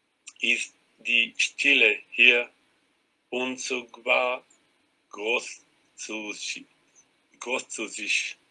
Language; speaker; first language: German; non-native, learner; Hebrew